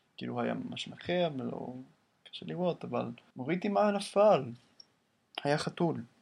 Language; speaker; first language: Hebrew; non-native, learner; English